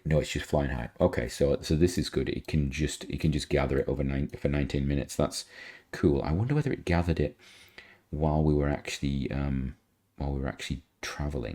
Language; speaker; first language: English; native; English